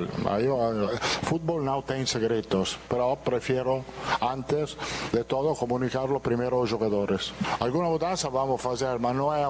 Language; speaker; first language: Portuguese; non-native, fluent; Italian